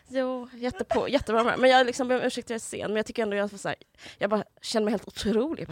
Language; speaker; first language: Swedish; native; Swedish